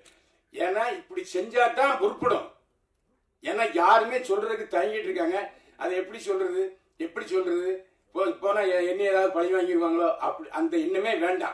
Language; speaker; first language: Tamil; native; Tamil